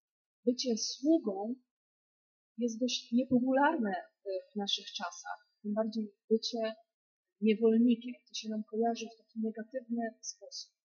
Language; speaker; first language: Polish; native; Polish